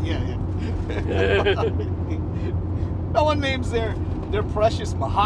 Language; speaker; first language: English; native; English